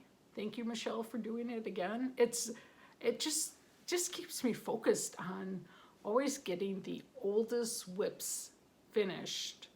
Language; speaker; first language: English; native; English